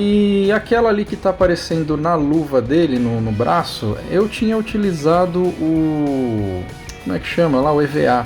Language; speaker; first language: Portuguese; native; Portuguese